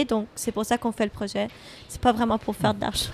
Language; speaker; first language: French; non-native, fluent; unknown